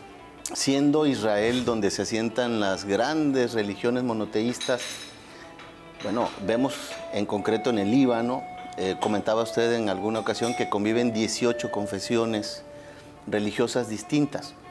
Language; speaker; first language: Spanish; native; Spanish